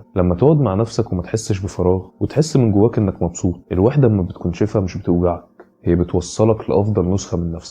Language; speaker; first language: Arabic; native; Arabic